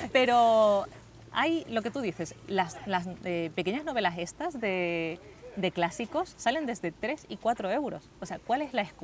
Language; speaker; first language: Spanish; native; Spanish